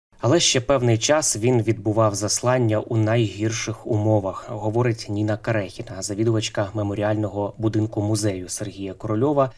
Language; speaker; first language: Ukrainian; native; Ukrainian